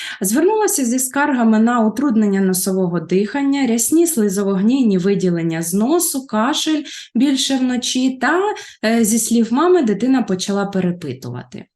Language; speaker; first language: Ukrainian; native; Ukrainian